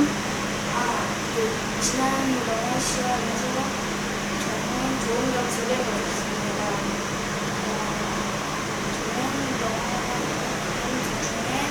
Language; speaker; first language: Korean; native; Korean